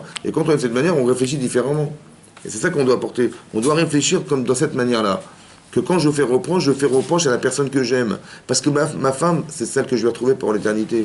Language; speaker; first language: French; native; French